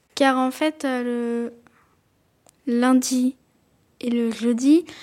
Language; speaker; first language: French; native; French